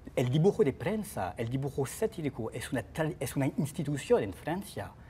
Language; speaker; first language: Spanish; non-native, fluent; French